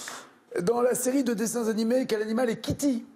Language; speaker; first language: French; native; French